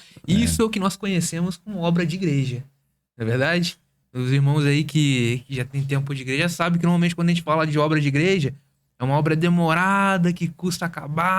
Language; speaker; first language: Portuguese; native; Portuguese